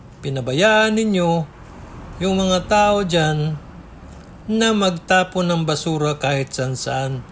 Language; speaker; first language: Filipino; native; Filipino